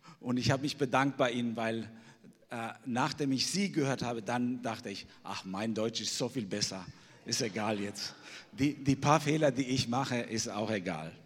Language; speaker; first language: German; non-native, fluent; Albanian